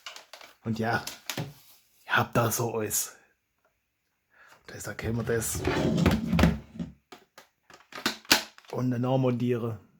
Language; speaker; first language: German; native; German